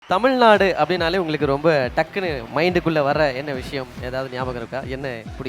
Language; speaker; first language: Tamil; native; Tamil